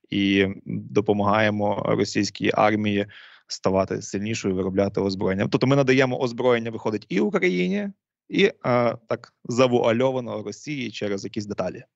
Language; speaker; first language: Ukrainian; native; Ukrainian